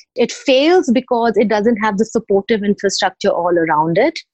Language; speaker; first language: English; non-native, local second language; Odia